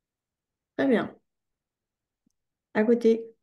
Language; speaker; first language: French; native; French